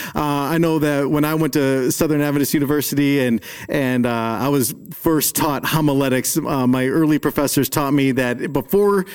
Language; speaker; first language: English; native; English